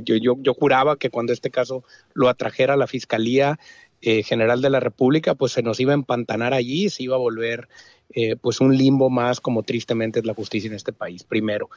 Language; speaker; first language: Spanish; native; Spanish